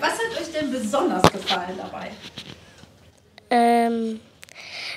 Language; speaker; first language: German; native; German